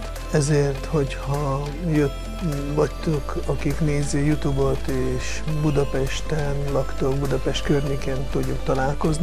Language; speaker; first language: Hungarian; non-native, fluent; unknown